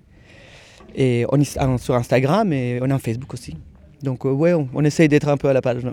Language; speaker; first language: French; native; French